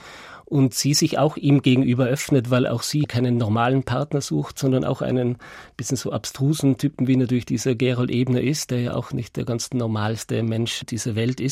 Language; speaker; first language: German; native; German